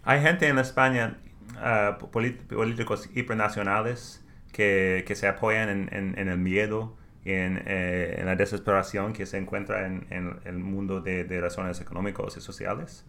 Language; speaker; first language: Spanish; non-native, learner; English